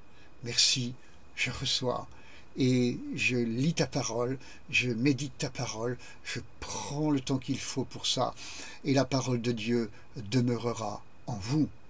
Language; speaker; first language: French; native; French